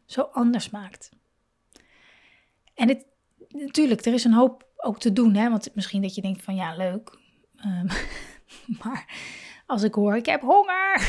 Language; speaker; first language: Dutch; native; Dutch